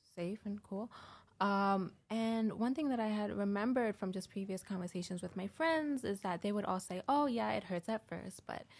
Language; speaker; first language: English; early bilingual, heritage; English